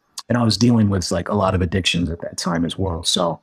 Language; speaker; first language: English; native; English